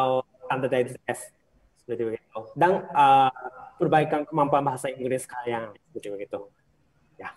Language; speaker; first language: Indonesian; non-native, fluent; Japanese